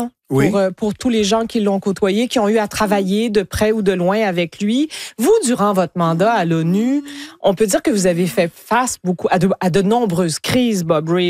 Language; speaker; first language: French; native; French